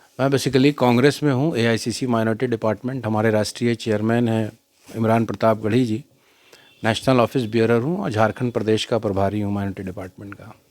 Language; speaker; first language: Hindi; native; Hindi